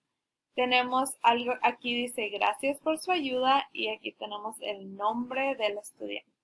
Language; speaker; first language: Spanish; early bilingual, heritage; Spanish